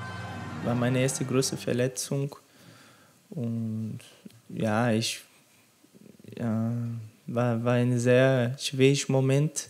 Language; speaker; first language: German; non-native, learner; Portuguese